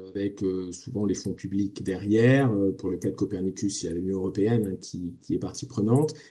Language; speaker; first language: French; native; French